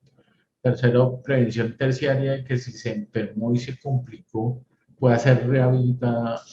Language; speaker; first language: Spanish; native; Spanish